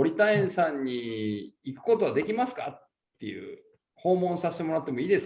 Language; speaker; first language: Japanese; native; Japanese